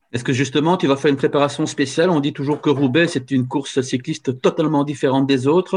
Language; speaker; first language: French; native; French